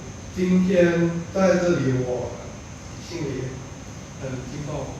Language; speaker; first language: Chinese; non-native, learner; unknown